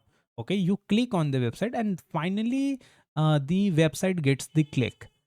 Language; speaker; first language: English; non-native, local second language; Hindi